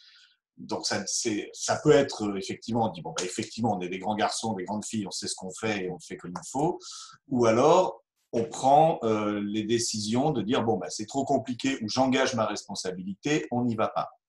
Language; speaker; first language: French; native; French